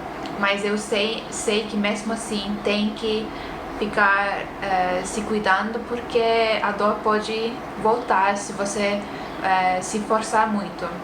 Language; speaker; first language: Portuguese; non-native, fluent; Estonian